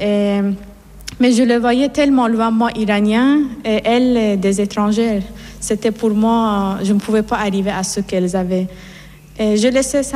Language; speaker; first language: French; non-native, fluent; Persian